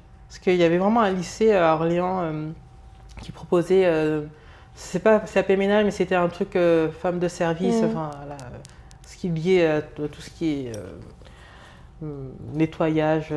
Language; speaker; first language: French; early bilingual, other home language; Lingala